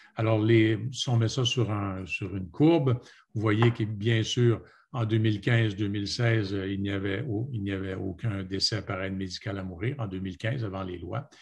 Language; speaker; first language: French; native; French